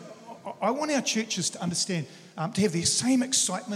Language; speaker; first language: English; native; English